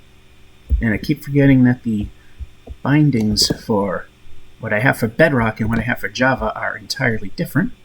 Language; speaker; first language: English; native; English